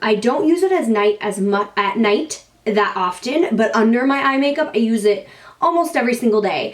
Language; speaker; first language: English; native; English